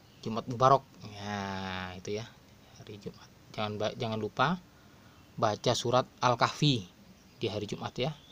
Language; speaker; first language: Indonesian; non-native, local second language; Madurese